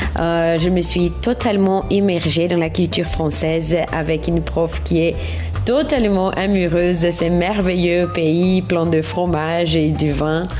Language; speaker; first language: French; non-native, fluent; Portuguese